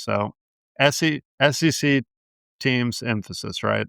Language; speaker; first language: English; native; English